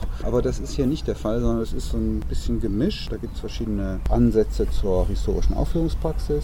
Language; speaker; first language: German; native; German